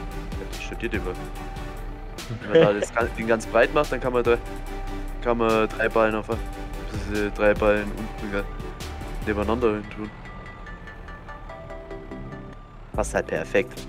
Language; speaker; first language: German; native; German